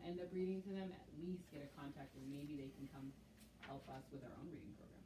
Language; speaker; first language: English; native; English